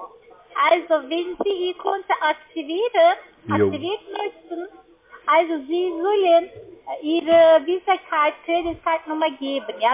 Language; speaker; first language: German; non-native, learner; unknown